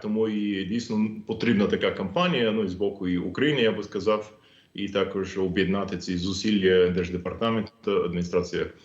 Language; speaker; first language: Ukrainian; non-native, fluent; English